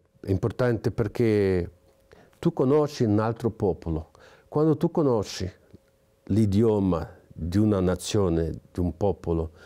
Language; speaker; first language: Italian; non-native, fluent; Portuguese